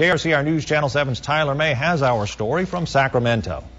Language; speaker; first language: English; native; English